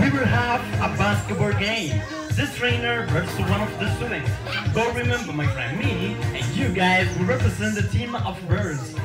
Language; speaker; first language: English; non-native, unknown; Spanish